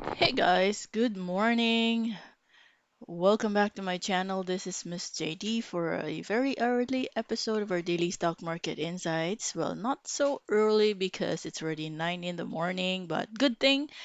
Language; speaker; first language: English; non-native, local second language; Filipino